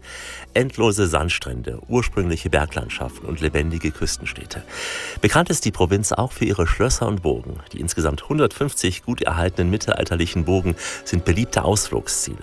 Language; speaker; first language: German; native; German